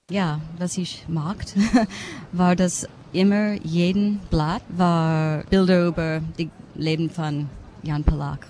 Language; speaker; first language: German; non-native, fluent; English